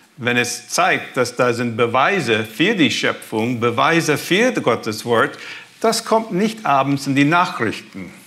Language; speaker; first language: German; early bilingual, heritage; German